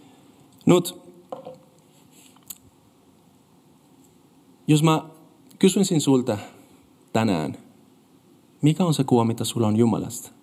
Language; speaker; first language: Finnish; non-native, fluent; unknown